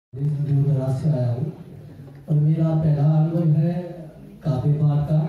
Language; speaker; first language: Hindi; non-native, local second language; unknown